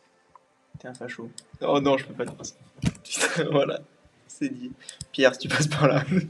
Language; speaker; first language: French; native; French